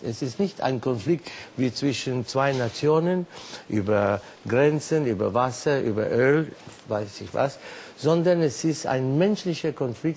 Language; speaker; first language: German; non-native, fluent; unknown